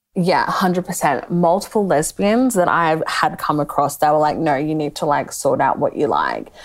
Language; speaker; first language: English; native; English